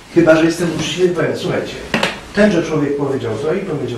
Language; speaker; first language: Polish; native; Polish